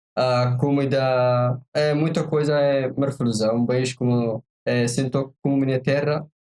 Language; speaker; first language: Portuguese; non-native, learner; Arabic